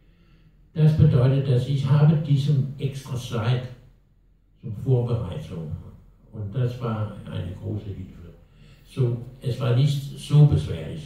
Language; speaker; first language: German; non-native, learner; Danish